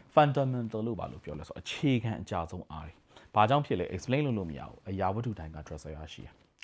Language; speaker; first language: Burmese; native; Burmese